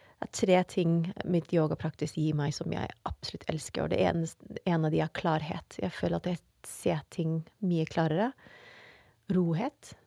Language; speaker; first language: Norwegian; non-native, fluent; English